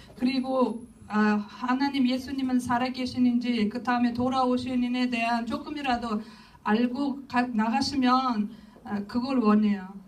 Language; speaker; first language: Korean; non-native, learner; Russian